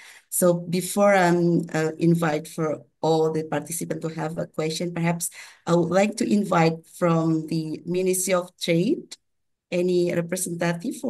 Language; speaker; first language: English; non-native, fluent; Indonesian